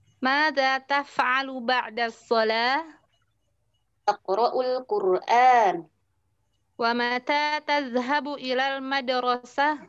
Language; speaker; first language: Arabic; non-native, learner; Indonesian